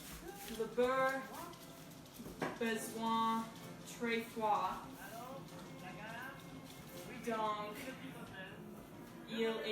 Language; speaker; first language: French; non-native, learner; English